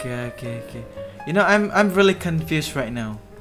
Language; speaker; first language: English; non-native, learner; Indonesian